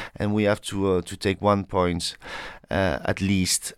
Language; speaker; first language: English; non-native, fluent; French